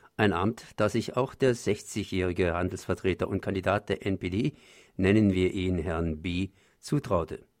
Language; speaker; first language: German; native; German